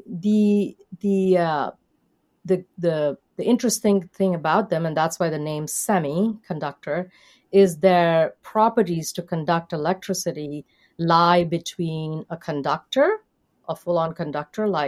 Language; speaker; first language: English; non-native, local second language; Hindi